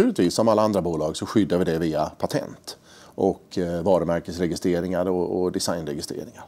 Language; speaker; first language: Swedish; native; Swedish